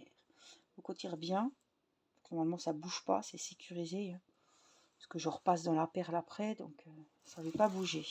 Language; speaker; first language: French; native; French